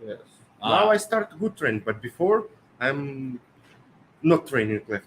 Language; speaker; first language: English; non-native, learner; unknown